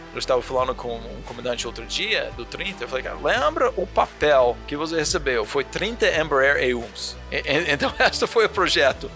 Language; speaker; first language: Portuguese; non-native, fluent; English